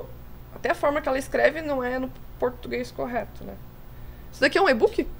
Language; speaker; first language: Portuguese; native; Portuguese